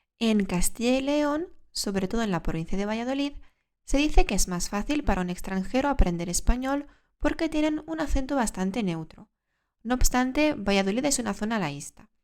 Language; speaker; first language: Spanish; early bilingual, other home language; Lithuanian